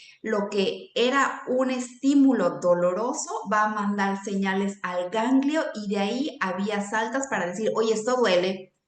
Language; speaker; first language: Spanish; native; Spanish